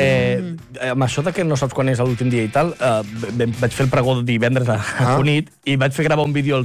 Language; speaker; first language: Catalan; native; Catalan